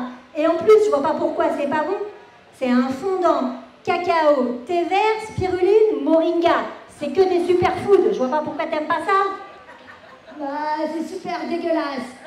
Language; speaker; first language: French; native; French